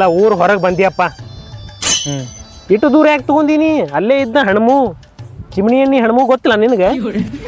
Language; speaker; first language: Kannada; native; Kannada